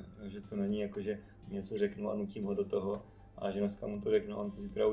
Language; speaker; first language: Czech; native; Czech